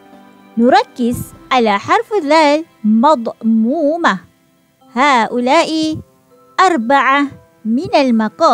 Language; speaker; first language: Arabic; non-native, fluent; Malay